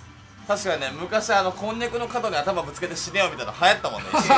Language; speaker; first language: Japanese; native; Japanese